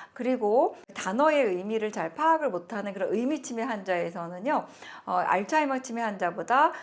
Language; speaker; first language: Korean; native; Korean